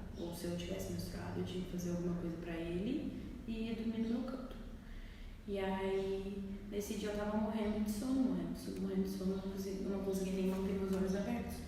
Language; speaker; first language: Portuguese; non-native, fluent; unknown